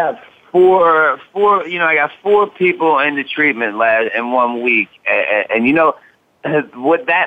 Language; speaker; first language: English; native; English